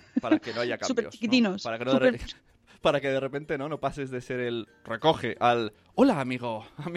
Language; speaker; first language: Spanish; native; Spanish